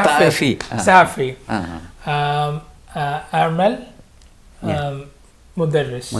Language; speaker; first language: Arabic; non-native, learner; Malayalam